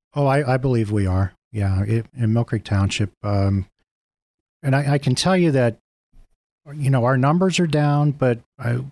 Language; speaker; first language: English; native; English